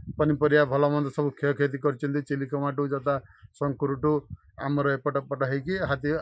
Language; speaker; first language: Odia; native; Odia